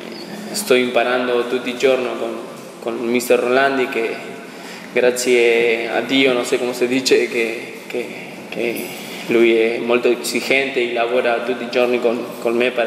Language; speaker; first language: Italian; non-native, learner; Spanish